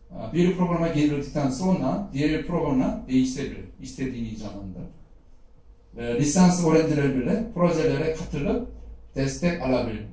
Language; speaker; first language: Turkish; non-native, fluent; Korean